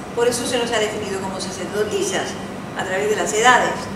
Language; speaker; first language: Spanish; early bilingual, heritage; Spanish